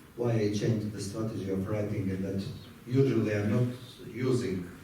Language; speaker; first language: English; non-native, fluent; Albanian